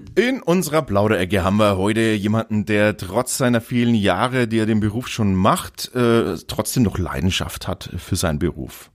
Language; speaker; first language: German; native; German